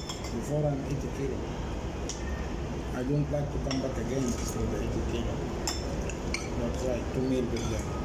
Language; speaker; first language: English; non-native, learner; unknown